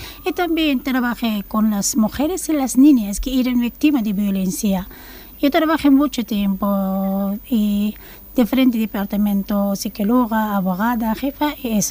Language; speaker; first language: Spanish; non-native, learner; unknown